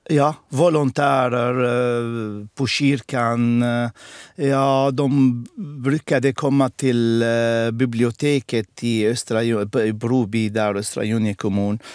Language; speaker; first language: Swedish; non-native, fluent; Arabic